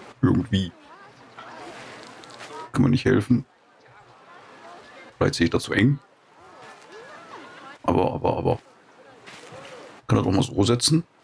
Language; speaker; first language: German; native; German